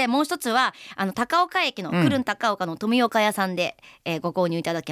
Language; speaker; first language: Japanese; native; Japanese